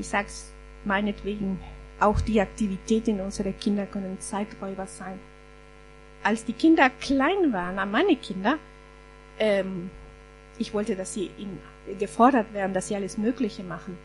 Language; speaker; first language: German; non-native, fluent; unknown